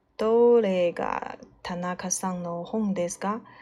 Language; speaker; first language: Japanese; non-native, learner; Chinese